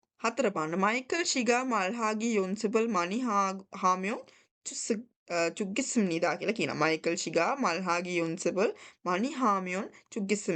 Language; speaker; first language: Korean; non-native, fluent; Sinhala